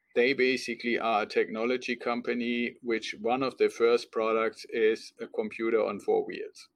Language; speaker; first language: English; non-native, fluent; German